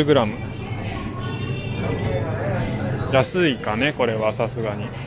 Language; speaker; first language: Japanese; native; Japanese